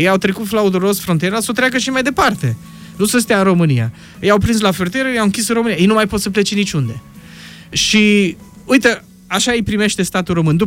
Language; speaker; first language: Romanian; native; Romanian